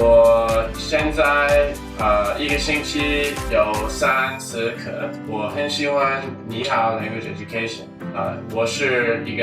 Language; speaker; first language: Chinese; non-native, learner; English